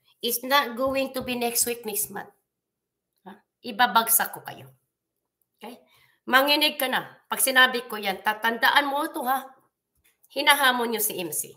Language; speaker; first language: Filipino; non-native, local second language; Cebuano